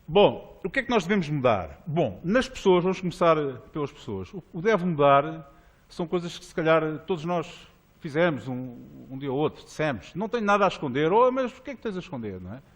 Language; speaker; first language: Portuguese; native; Portuguese